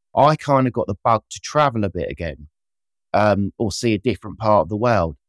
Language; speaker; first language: English; native; English